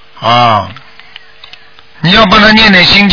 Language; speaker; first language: Chinese; native; Chinese